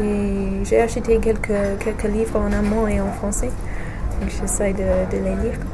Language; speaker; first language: French; non-native, fluent; English